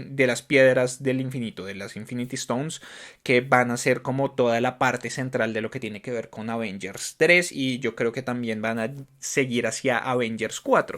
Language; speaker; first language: Spanish; native; Spanish